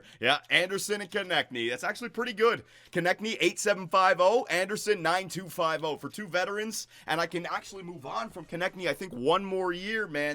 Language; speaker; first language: English; native; English